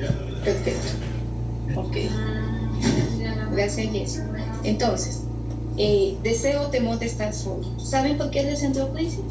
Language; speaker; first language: Spanish; native; Spanish